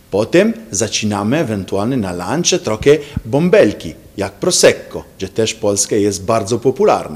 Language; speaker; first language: Polish; non-native, fluent; Italian